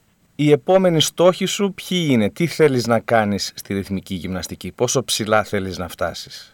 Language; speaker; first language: Greek; native; Greek